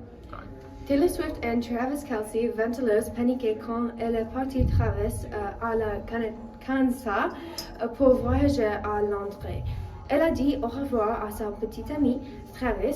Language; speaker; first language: French; non-native, learner; English